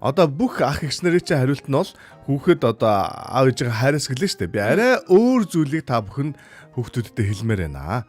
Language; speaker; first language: Mongolian; native; Mongolian